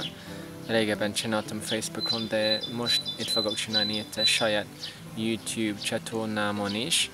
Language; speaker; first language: Hungarian; non-native, fluent; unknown